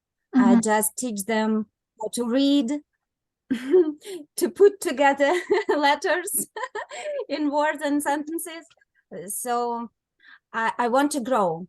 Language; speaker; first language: English; non-native, learner; Russian